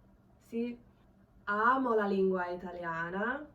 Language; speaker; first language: Italian; non-native, learner; English